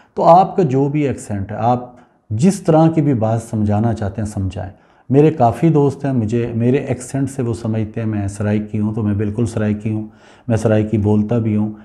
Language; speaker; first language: Urdu; non-native, local second language; Punjabi